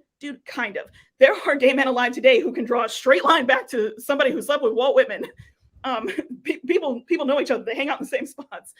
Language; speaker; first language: English; native; English